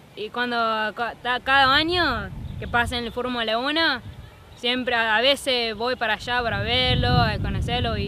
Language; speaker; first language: Spanish; non-native, fluent; English